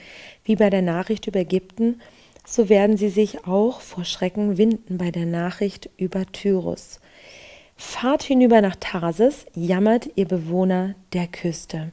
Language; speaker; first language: German; native; German